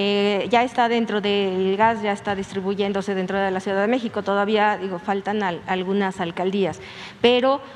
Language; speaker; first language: Spanish; native; Spanish